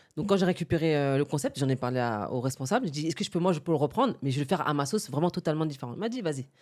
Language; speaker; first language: French; early bilingual, other home language; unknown